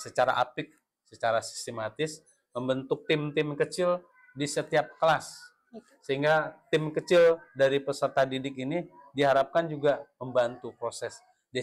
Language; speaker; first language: Indonesian; native; Indonesian